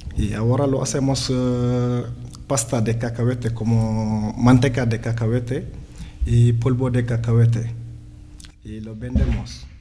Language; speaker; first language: Spanish; non-native, learner; Wolof